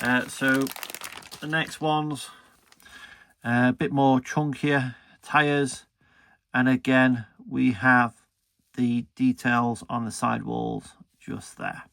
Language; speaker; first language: English; native; English